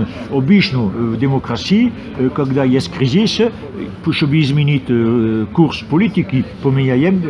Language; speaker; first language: Russian; non-native, fluent; French